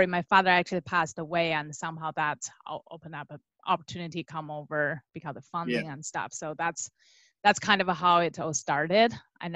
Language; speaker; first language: English; non-native, fluent; Chinese